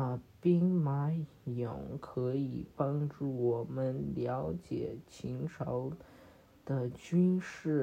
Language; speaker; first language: Chinese; early bilingual, heritage; Chinese